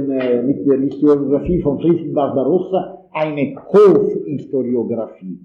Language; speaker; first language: German; non-native, fluent; Italian